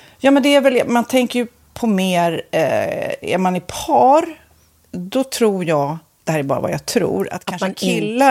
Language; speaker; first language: Swedish; native; Swedish